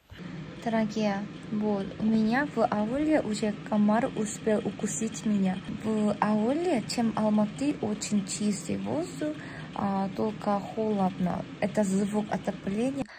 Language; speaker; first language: Russian; non-native, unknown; Korean